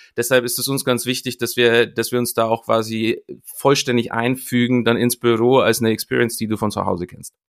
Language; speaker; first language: German; native; German